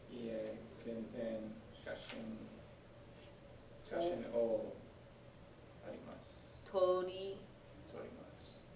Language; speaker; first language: Japanese; non-native, learner; English